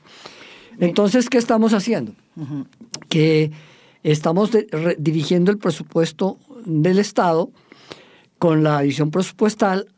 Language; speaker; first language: Spanish; native; Spanish